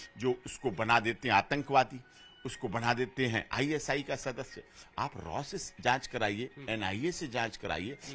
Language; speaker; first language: Hindi; native; Hindi